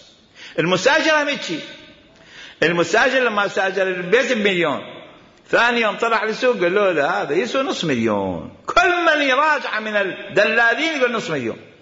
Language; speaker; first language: Arabic; native; Arabic